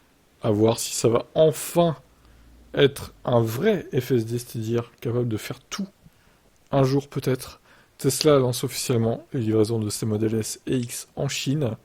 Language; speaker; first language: French; native; French